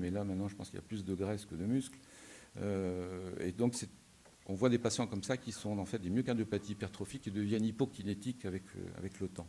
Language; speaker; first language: French; native; French